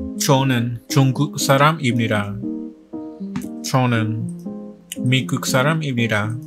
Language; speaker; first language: Korean; non-native, learner; English